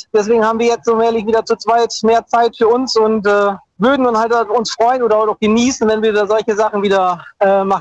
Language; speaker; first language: German; native; German